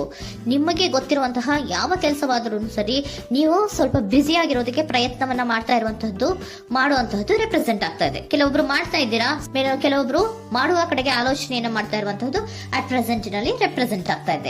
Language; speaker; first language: Kannada; native; Kannada